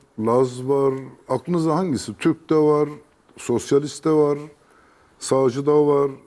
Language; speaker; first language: Turkish; non-native, local second language; Kurdish